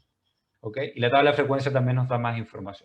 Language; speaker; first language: Spanish; native; Spanish